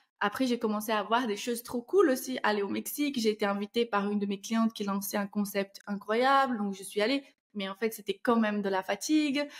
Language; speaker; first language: French; non-native, fluent; Portuguese